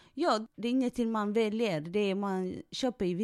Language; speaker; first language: Swedish; non-native, fluent; Tigrinya